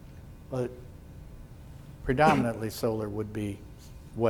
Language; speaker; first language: English; native; English